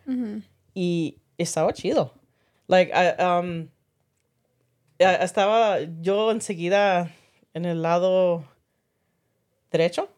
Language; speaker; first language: Spanish; early bilingual, heritage; Spanish